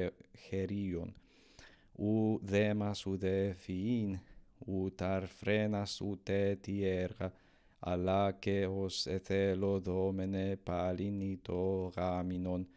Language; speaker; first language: Greek; non-native, learner; English